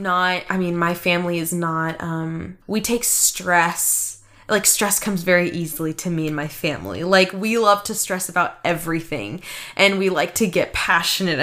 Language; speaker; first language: English; early bilingual, other home language; Russian